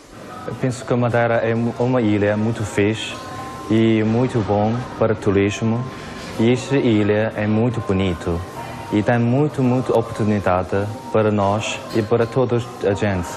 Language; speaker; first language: Portuguese; non-native, learner; Korean